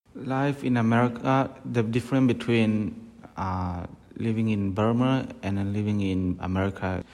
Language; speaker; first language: English; non-native, fluent; Burmese